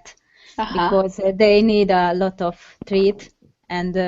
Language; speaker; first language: English; non-native, learner; Hungarian